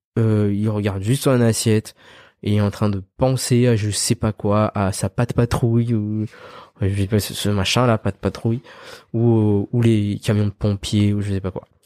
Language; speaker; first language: French; early bilingual, other home language; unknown